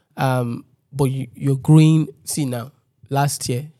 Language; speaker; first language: English; non-native, local second language; Yoruba